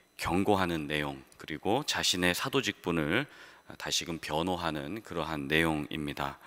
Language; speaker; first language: Korean; native; Korean